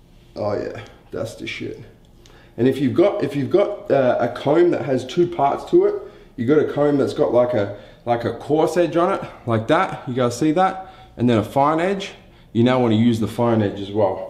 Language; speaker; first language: English; native; English